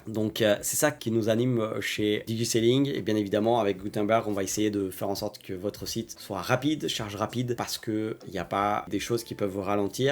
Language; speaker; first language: French; native; French